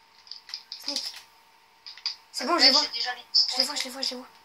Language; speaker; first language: French; native; French